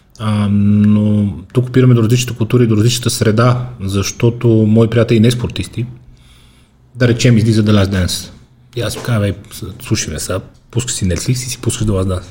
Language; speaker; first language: Bulgarian; native; Bulgarian